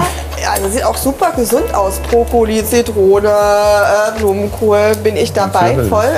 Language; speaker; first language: German; native; German